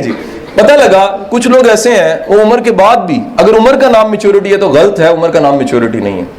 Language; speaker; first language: Urdu; native; Urdu